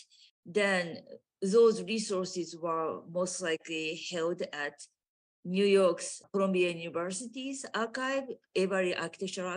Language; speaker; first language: English; non-native, fluent; Japanese